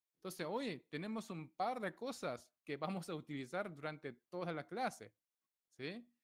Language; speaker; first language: Spanish; non-native, fluent; Korean